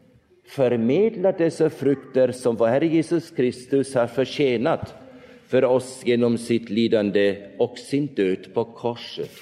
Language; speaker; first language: Swedish; non-native, fluent; German